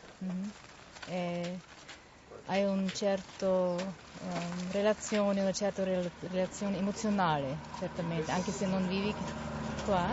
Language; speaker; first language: Italian; non-native, local second language; German